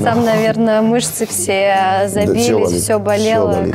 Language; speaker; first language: Russian; native; Russian